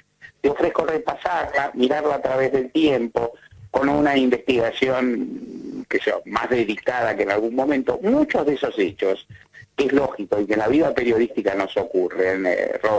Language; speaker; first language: Spanish; native; Spanish